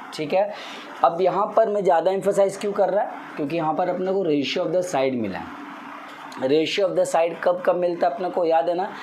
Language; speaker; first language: Hindi; non-native, local second language; Marathi